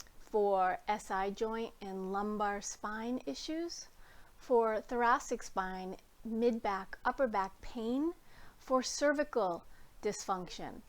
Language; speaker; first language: English; native; English